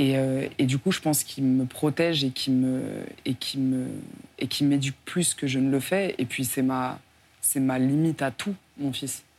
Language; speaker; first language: French; native; French